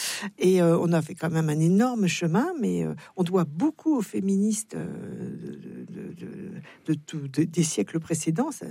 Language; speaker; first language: French; native; French